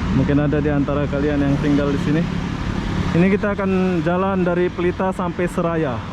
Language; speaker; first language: Indonesian; native; Indonesian